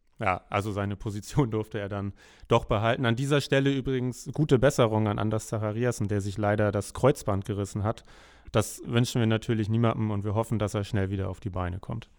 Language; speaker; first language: German; native; German